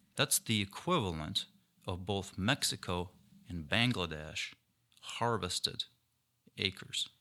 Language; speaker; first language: English; non-native, fluent; Ukrainian